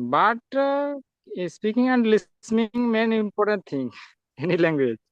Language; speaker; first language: English; non-native, learner; Santali